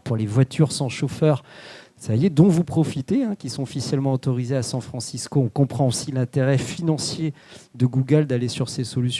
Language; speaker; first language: French; native; French